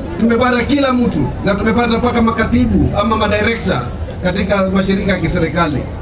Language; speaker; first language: Swahili; native; Swahili